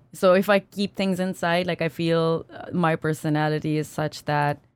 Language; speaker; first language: English; non-native, local second language; Urdu